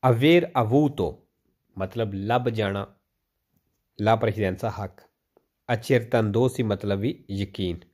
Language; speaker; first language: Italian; non-native, learner; Punjabi